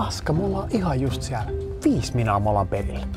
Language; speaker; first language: Finnish; native; Finnish